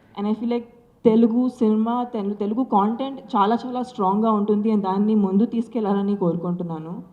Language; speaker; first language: Telugu; non-native, local second language; Sindhi